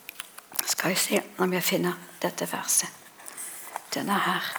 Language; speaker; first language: Norwegian; non-native, fluent; English